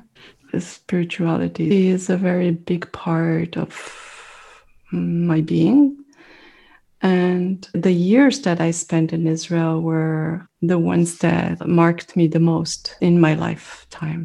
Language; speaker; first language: English; non-native, fluent; French